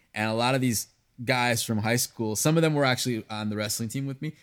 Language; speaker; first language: English; early bilingual, other home language; Spanish